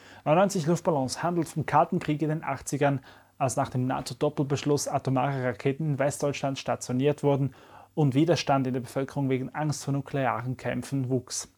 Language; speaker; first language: German; native; German